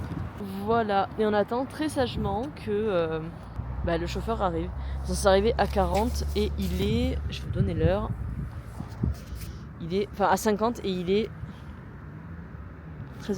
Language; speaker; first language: French; native; French